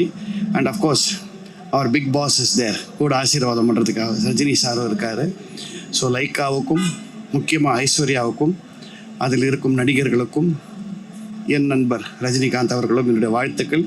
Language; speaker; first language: Tamil; native; Tamil